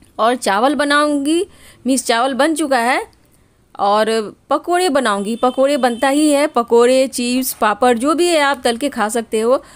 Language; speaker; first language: Hindi; native; Hindi